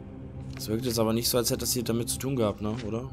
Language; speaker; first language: German; native; German